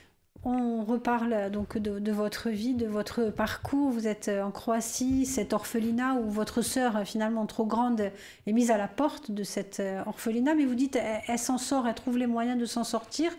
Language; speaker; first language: French; native; French